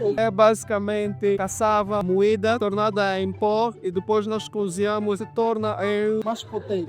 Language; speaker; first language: Portuguese; native; Portuguese